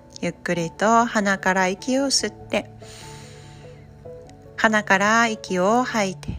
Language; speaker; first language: Japanese; native; Japanese